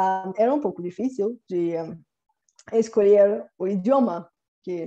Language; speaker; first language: Spanish; non-native, fluent; Bulgarian